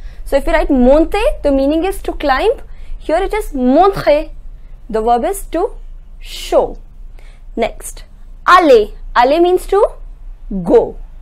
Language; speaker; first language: English; non-native, local second language; Hindi